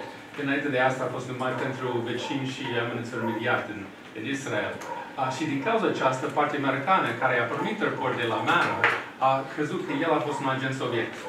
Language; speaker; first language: Romanian; non-native, fluent; English